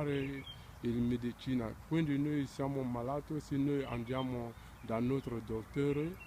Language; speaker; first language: Italian; non-native, learner; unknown